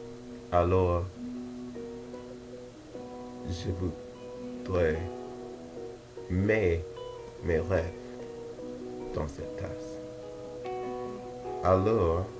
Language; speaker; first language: French; non-native, learner; English